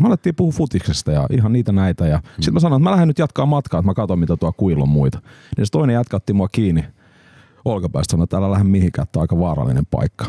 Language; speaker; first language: Finnish; native; Finnish